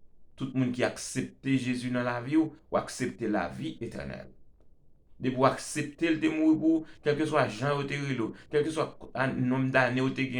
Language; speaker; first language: French; non-native, local second language; Haitian Creole